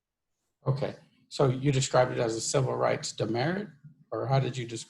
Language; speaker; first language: English; native; English